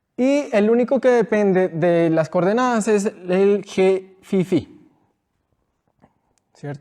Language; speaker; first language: Spanish; native; Spanish